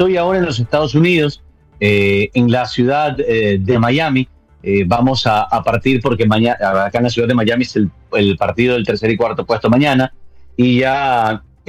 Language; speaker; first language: Spanish; native; Spanish